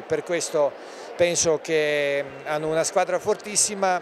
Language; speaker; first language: Italian; non-native, fluent; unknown